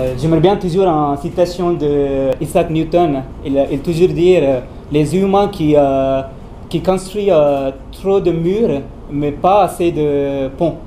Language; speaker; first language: French; non-native, learner; Tamil